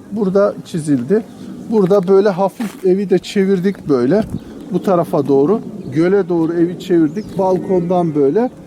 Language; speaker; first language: Turkish; native; Turkish